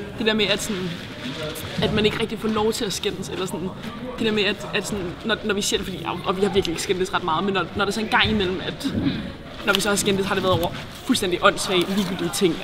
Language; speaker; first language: Danish; native; Danish